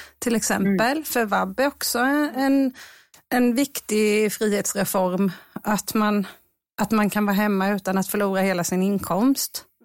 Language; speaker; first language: Swedish; native; Swedish